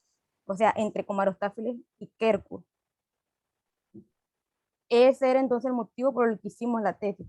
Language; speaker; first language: Spanish; native; Spanish